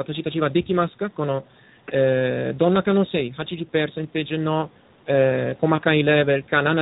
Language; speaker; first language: Japanese; non-native, learner; Italian